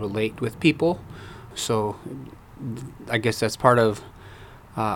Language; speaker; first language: English; early bilingual, other home language; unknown